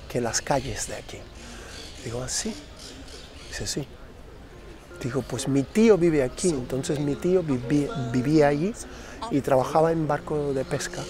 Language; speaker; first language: Spanish; non-native, fluent; Krio